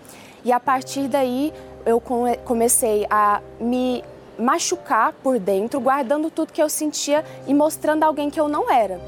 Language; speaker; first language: Portuguese; early bilingual, other home language; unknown